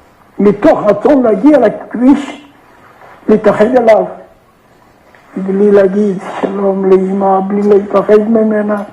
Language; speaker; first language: Hebrew; non-native, fluent; Yiddish